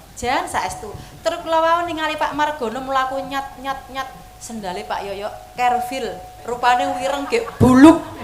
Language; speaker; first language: Javanese; native; Javanese